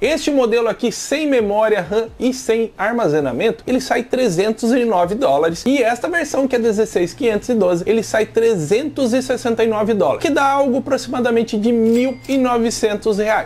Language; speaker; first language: Portuguese; native; Portuguese